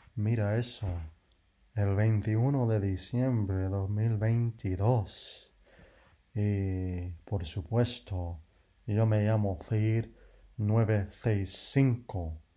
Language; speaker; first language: Spanish; non-native, fluent; English